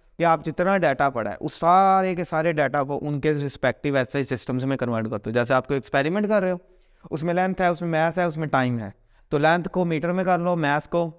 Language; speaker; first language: Hindi; native; Hindi